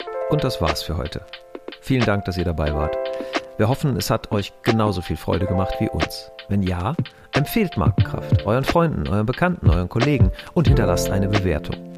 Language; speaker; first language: German; native; German